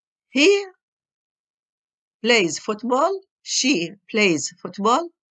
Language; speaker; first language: English; non-native, fluent; Arabic